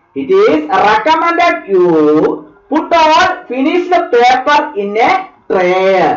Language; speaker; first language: English; non-native, local second language; Malayalam